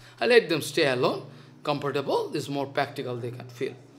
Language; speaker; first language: English; non-native, local second language; Bangla